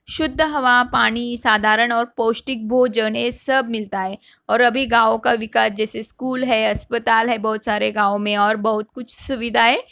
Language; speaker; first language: Hindi; non-native, local second language; Marathi